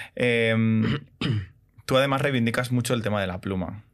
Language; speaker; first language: Spanish; native; Spanish